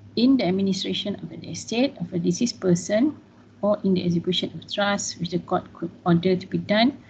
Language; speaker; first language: English; non-native, local second language; Malay